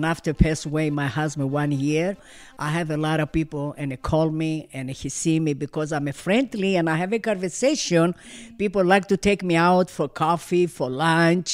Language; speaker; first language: English; non-native, learner; Greek